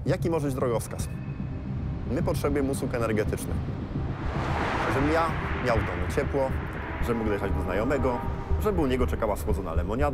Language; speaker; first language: Polish; native; Polish